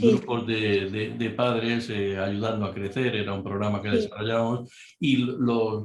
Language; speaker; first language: Spanish; native; Spanish